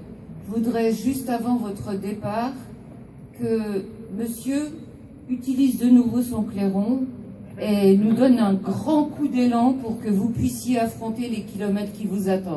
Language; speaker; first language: French; native; French